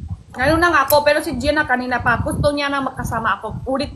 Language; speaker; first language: Filipino; non-native, learner; Chinese